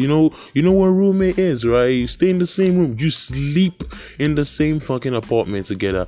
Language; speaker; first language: English; non-native, local second language; Yoruba